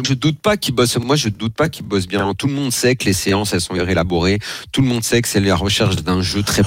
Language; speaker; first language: French; native; French